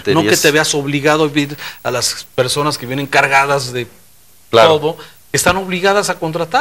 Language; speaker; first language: Spanish; native; Spanish